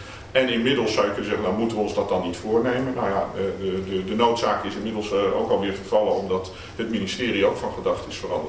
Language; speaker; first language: Dutch; native; Dutch